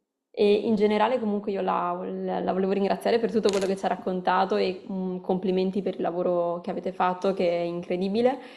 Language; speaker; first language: Italian; native; Italian